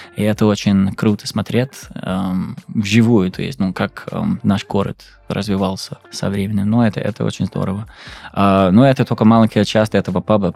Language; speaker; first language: Russian; non-native, fluent; English